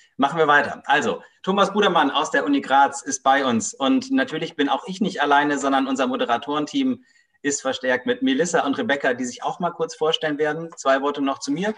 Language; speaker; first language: German; native; German